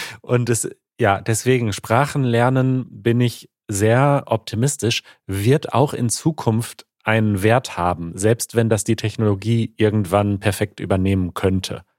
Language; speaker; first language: German; native; German